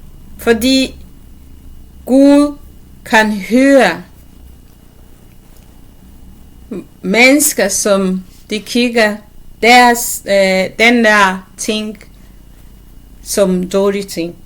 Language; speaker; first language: Danish; non-native, learner; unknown